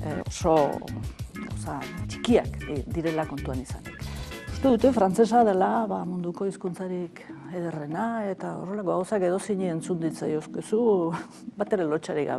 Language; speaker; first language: Basque; native; Basque